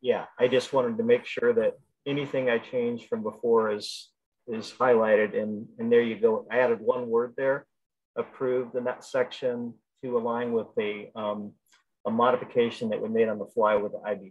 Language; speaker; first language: English; native; English